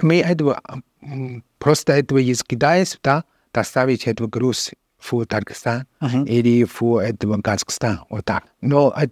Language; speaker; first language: Russian; non-native, learner; Chinese